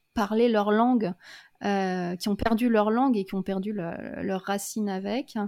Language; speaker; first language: French; native; French